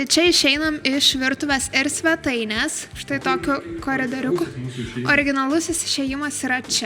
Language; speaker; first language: Lithuanian; native; Lithuanian